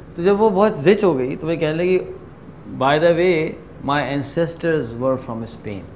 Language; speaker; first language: Urdu; native; Urdu